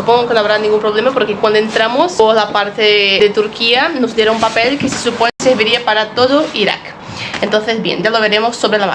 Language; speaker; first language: Spanish; non-native, fluent; Portuguese